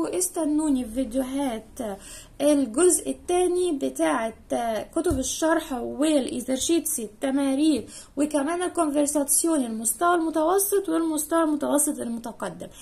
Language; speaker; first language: Arabic; native; Arabic